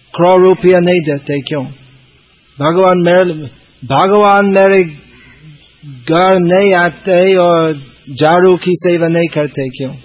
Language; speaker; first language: Hindi; non-native, fluent; English